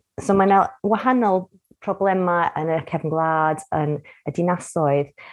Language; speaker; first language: Welsh; native; Welsh